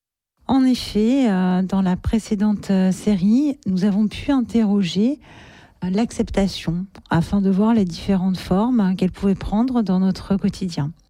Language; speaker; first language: French; native; French